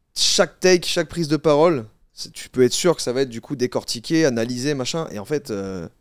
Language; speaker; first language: French; native; French